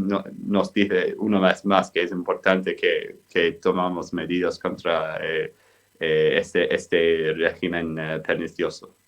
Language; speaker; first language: Spanish; non-native, fluent; English